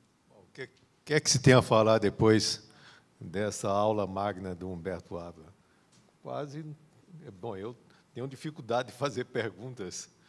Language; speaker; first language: Portuguese; native; Portuguese